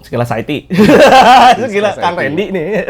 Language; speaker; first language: Indonesian; native; Indonesian